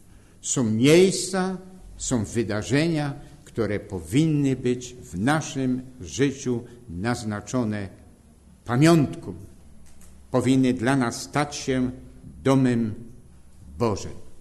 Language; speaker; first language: Polish; native; Polish